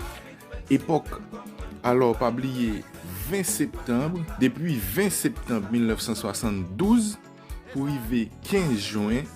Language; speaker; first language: French; non-native, learner; Haitian Creole